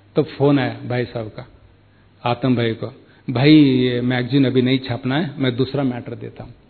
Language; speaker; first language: Hindi; non-native, local second language; Kannada